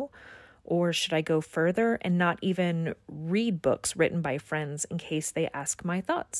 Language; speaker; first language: English; native; English